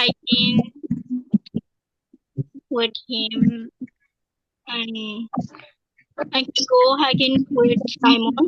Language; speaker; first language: English; non-native, learner; Burmese